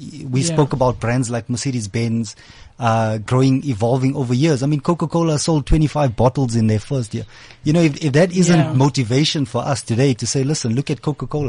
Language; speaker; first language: English; native; English